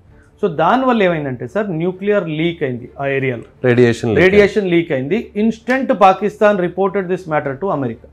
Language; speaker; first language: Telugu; non-native, local second language; Punjabi